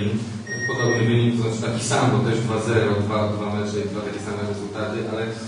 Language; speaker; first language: Polish; native; Polish